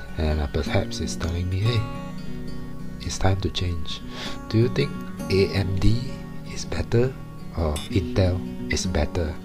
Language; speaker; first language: English; non-native, local second language; Chinese